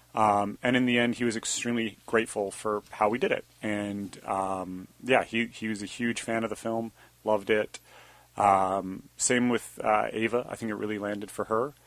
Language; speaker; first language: English; native; English